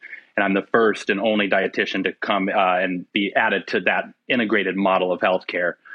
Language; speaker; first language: English; native; English